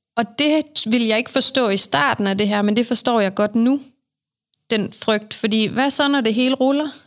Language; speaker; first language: Danish; native; Danish